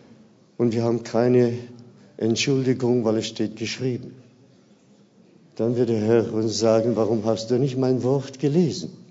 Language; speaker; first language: German; non-native, fluent; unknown